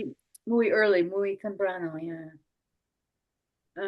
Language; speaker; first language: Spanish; non-native, learner; English